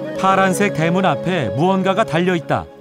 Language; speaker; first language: Korean; native; Korean